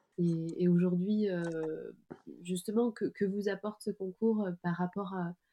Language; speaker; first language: French; native; French